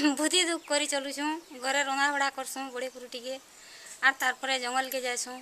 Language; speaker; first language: Odia; native; Odia